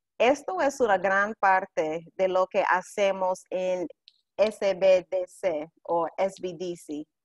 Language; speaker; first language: Spanish; non-native, fluent; English